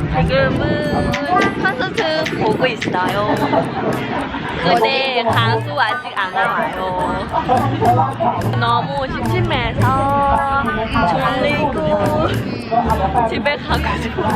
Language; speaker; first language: Korean; non-native, learner; Thai